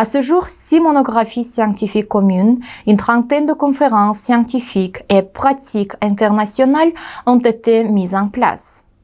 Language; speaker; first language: French; non-native, learner; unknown